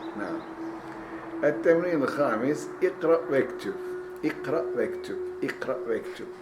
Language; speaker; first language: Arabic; non-native, fluent; Turkish